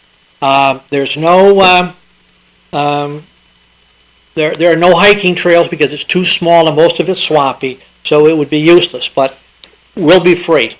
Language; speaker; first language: English; native; English